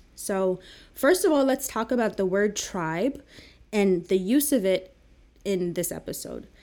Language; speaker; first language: English; early bilingual, other home language; Akan